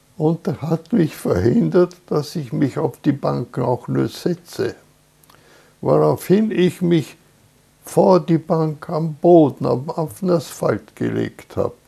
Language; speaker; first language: German; native; German